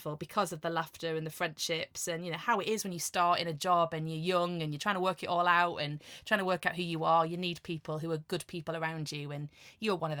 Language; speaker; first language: English; native; English